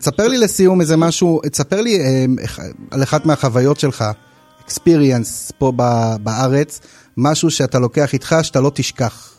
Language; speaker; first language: Hebrew; native; Hebrew